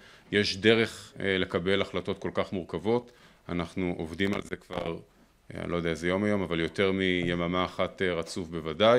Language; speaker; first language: Hebrew; native; Hebrew